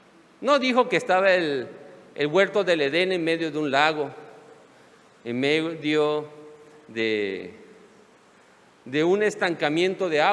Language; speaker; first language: Spanish; native; Spanish